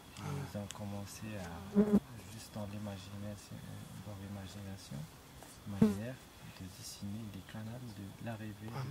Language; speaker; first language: French; non-native, local second language; Arabic